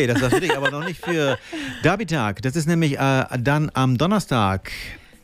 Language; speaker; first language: German; native; German